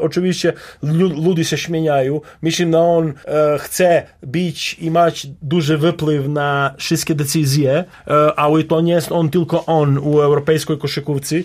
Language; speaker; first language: Polish; non-native, learner; Serbian